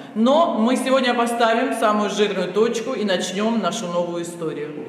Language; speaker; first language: Russian; native; Russian